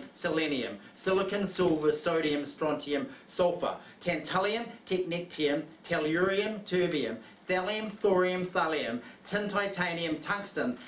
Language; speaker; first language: English; native; English